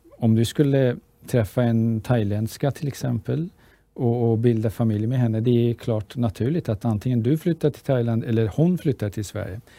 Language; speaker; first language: Swedish; early bilingual, other home language; Persian